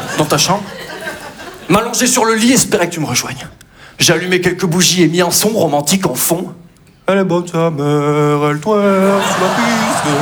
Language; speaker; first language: French; native; French